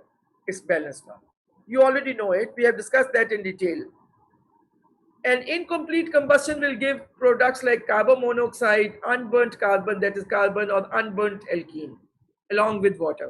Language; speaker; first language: English; non-native, local second language; Urdu